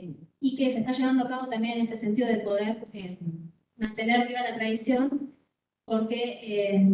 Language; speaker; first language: Spanish; native; Spanish